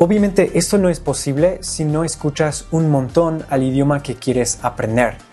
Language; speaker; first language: Spanish; non-native, fluent; English